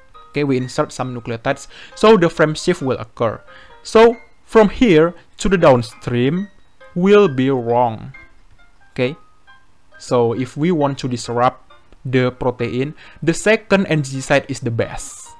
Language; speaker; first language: English; non-native, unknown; Indonesian